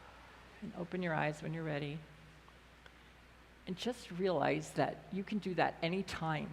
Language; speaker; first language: English; native; English